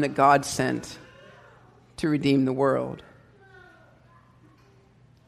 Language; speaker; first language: English; native; English